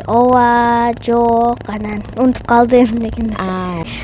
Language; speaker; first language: Kyrgyz; early bilingual, heritage; Kyrgyz